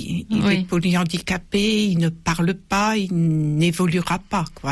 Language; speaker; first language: French; native; French